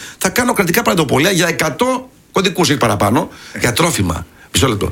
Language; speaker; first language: Greek; early bilingual, heritage; Greek